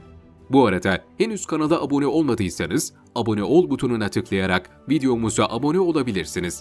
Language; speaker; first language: Turkish; native; Turkish